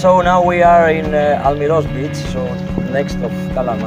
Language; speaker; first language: English; non-native, learner; Greek